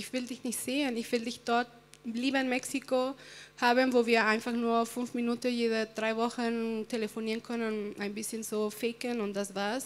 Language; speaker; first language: German; non-native, fluent; Spanish